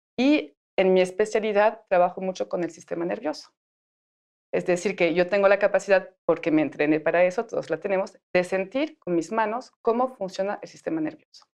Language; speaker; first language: Spanish; non-native, fluent; French